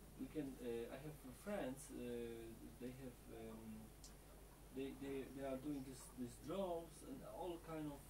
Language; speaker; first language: English; non-native, learner; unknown